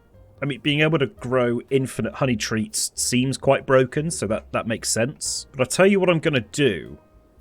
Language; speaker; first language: English; native; English